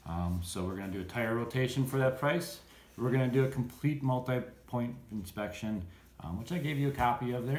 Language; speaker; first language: English; native; English